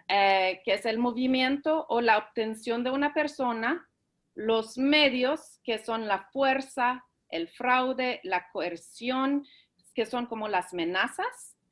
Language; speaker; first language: Spanish; early bilingual, heritage; Spanish